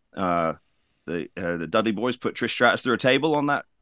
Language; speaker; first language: English; native; English